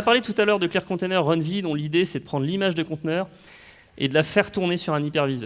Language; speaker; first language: French; native; French